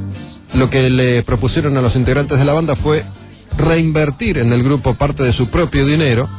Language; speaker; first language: Spanish; native; Spanish